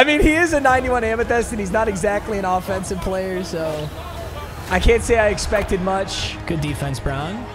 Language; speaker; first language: English; native; English